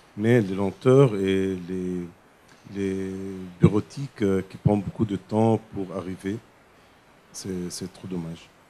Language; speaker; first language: French; non-native, local second language; Arabic